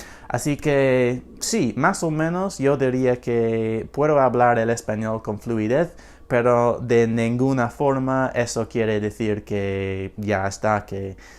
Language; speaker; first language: Spanish; non-native, fluent; English